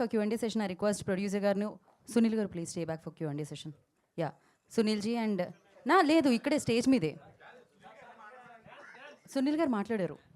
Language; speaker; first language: Telugu; native; Telugu